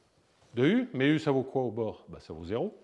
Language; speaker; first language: French; native; French